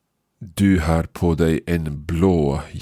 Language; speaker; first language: Swedish; non-native, learner; English